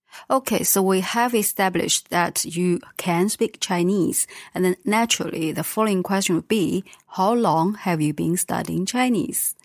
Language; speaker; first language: English; non-native, fluent; Chinese